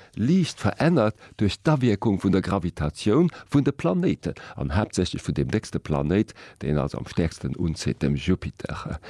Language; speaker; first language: Luxembourgish; native; Luxembourgish